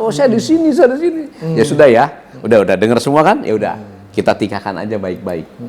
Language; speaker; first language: Indonesian; non-native, local second language; Sundanese